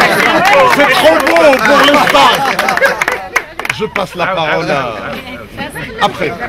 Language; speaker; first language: French; non-native, local second language; Arabic